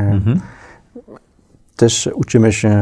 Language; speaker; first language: Polish; non-native, fluent; French